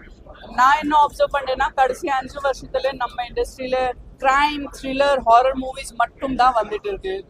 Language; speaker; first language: Tamil; non-native, fluent; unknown